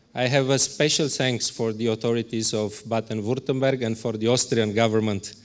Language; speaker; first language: English; non-native, fluent; Romanian